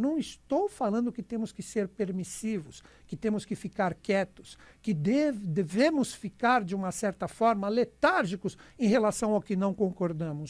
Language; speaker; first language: Portuguese; native; Portuguese